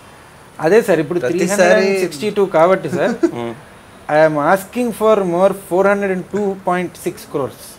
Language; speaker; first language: Telugu; native; Telugu